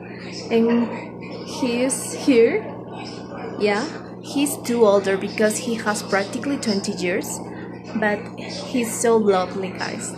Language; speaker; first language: English; non-native, learner; Spanish